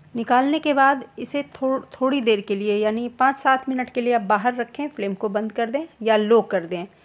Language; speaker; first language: Hindi; native; Hindi